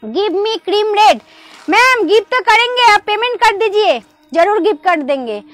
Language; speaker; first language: Hindi; non-native, local second language; Bangla